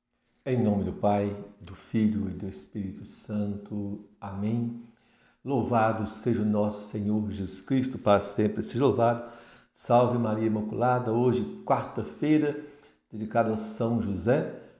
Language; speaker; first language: Portuguese; native; Portuguese